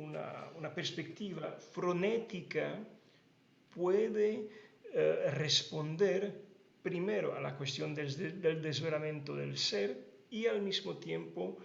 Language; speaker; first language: Spanish; non-native, fluent; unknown